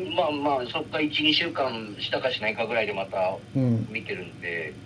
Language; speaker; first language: Japanese; native; Japanese